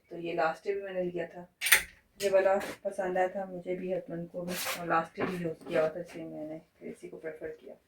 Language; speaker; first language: Urdu; native; Urdu